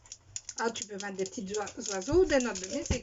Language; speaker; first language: French; native; French